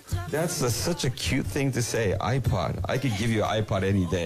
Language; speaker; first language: English; non-native, fluent; Japanese